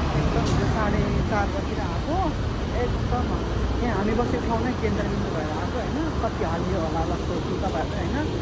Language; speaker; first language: Nepali; native; Nepali